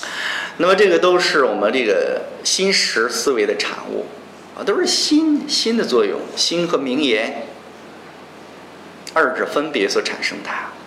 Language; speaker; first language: Chinese; native; Chinese